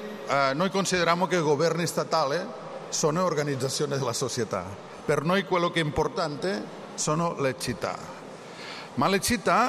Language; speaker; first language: Italian; non-native, learner; Catalan